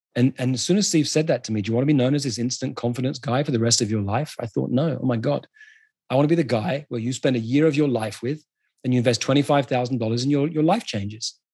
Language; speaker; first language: English; native; English